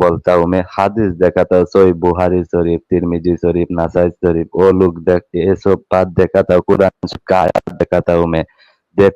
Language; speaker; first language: Hindi; non-native, learner; Bangla